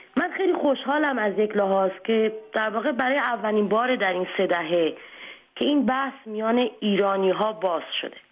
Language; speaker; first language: Persian; native; Persian